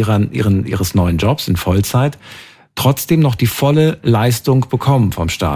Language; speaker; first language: German; native; German